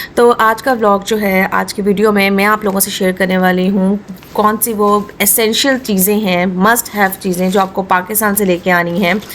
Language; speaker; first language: Urdu; native; Urdu